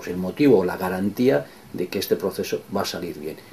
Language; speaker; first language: Spanish; non-native, local second language; Basque